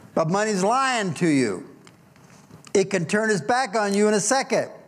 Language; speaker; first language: English; native; English